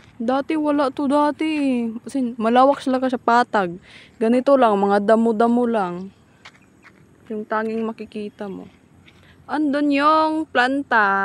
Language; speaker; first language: Filipino; non-native, local second language; Surigaonon